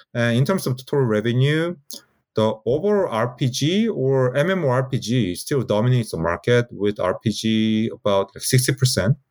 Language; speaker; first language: English; non-native, fluent; Korean